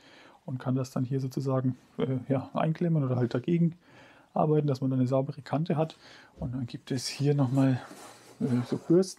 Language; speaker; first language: German; native; German